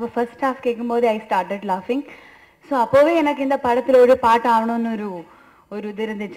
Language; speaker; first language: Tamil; non-native, learner; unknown